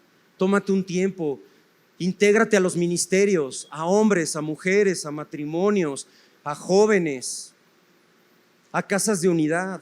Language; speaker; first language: Spanish; native; Spanish